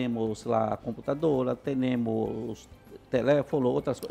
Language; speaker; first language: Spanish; non-native, learner; Portuguese